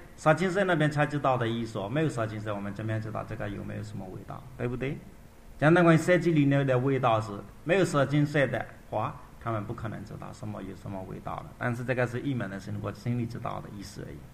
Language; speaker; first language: Chinese; non-native, fluent; Burmese